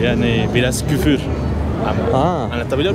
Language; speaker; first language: Turkish; non-native, fluent; Spanish